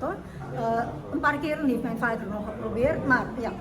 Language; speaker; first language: Dutch; early bilingual, heritage; Indonesian